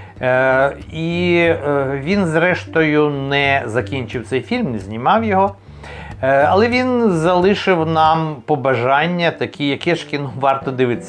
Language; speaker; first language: Ukrainian; native; Ukrainian